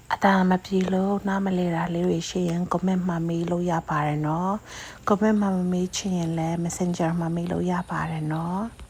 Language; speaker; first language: Burmese; non-native, local second language; Hakha Chin